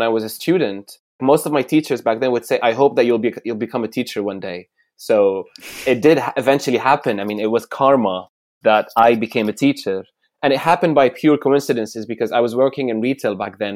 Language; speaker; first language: English; non-native, fluent; Arabic